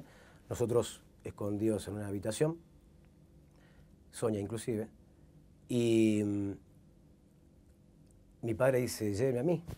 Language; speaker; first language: Spanish; native; Spanish